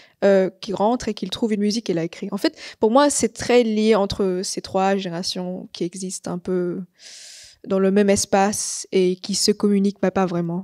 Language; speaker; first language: French; non-native, fluent; Vietnamese